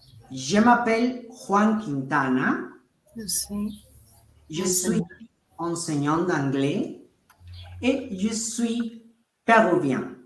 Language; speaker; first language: French; non-native, fluent; Spanish